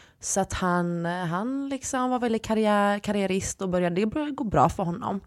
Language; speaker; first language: Swedish; early bilingual, other home language; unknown